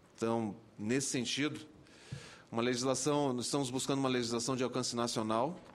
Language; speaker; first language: Portuguese; native; Portuguese